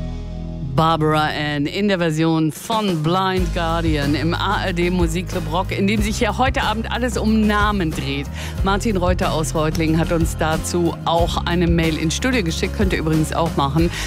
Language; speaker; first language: German; native; German